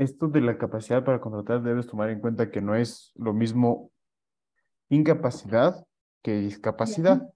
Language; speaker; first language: Spanish; native; Spanish